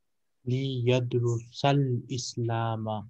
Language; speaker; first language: Arabic; non-native, fluent; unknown